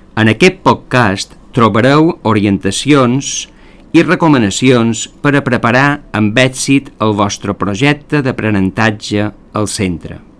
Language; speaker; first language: Catalan; native; Catalan